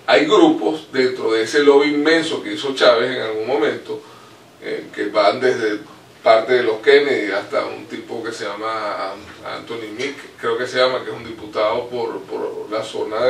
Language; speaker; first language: Spanish; native; Spanish